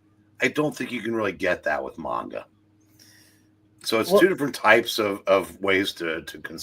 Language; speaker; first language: English; native; English